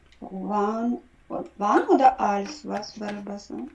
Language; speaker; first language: German; non-native, learner; Ukrainian